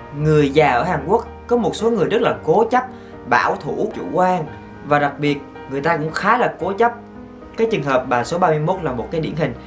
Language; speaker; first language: Vietnamese; native; Vietnamese